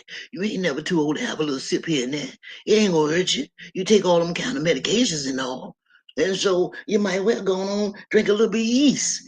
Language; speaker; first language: English; native; English